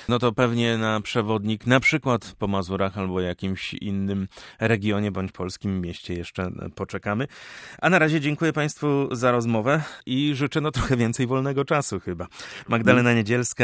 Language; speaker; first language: Polish; native; Polish